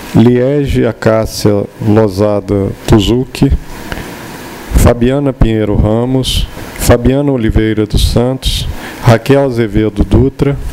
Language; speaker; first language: Portuguese; native; Portuguese